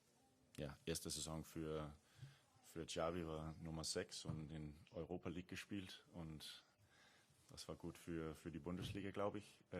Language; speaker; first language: German; non-native, learner; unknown